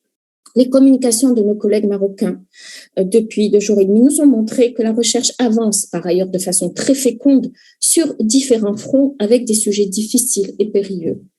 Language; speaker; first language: French; native; French